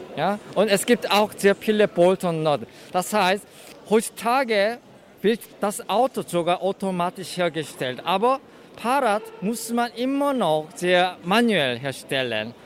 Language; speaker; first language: German; non-native, fluent; Korean